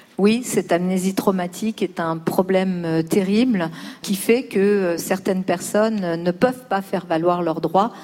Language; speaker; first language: French; early bilingual, other home language; Spanish